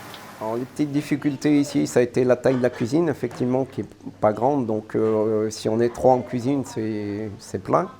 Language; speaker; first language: French; native; French